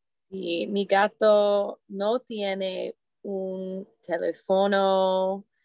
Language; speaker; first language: Spanish; non-native, learner; English